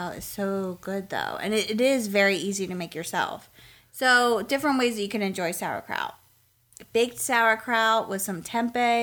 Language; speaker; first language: English; native; English